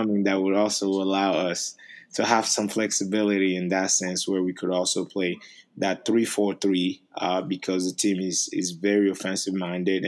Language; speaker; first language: English; non-native, fluent; French